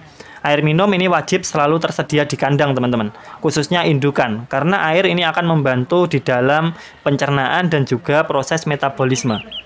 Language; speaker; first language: Indonesian; native; Indonesian